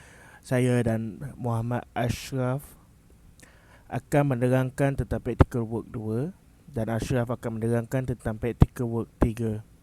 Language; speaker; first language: Malay; native; Malay